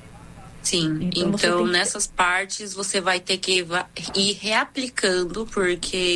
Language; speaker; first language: Portuguese; non-native, fluent; Korean